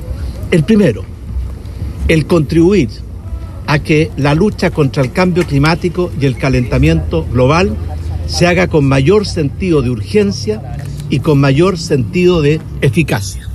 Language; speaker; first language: Spanish; native; Spanish